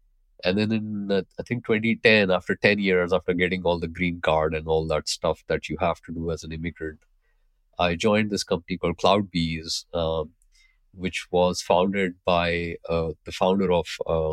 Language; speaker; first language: English; non-native, local second language; Hindi